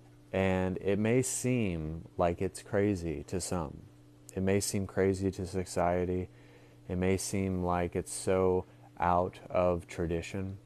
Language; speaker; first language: English; native; English